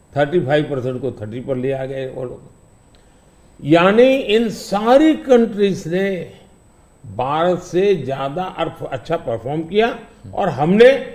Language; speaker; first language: Hindi; non-native, local second language; Gujarati